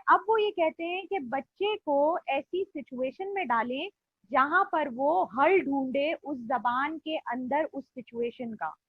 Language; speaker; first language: Urdu; native; Urdu